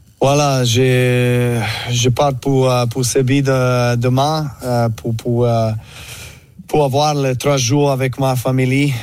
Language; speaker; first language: French; non-native, learner; Serbian